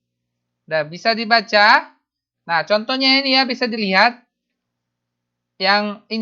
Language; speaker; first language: Indonesian; native; Indonesian